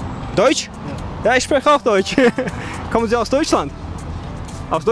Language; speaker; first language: German; non-native, fluent; Chechen